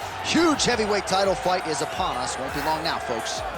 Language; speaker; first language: English; native; English